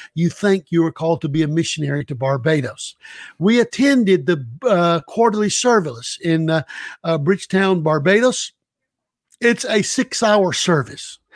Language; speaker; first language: English; native; English